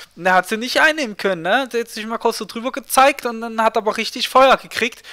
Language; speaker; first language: German; native; German